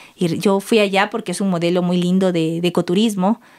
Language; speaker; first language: Spanish; native; Spanish